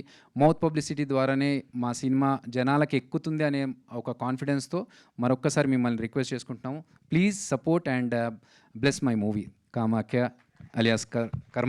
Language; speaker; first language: Telugu; native; Telugu